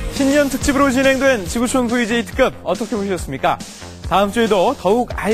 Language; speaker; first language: Korean; native; Korean